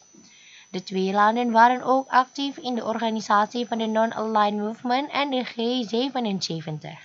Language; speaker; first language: Dutch; non-native, fluent; Indonesian